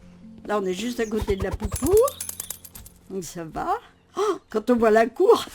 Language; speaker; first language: French; native; French